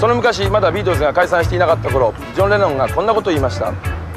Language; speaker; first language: Japanese; native; Japanese